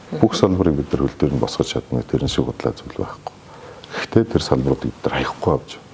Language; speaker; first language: Mongolian; non-native, local second language; Kazakh